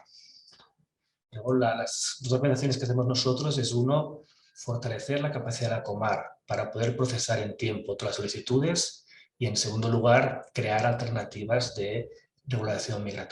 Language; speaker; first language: Spanish; native; Spanish